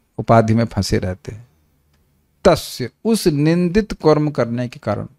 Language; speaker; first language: Hindi; native; Hindi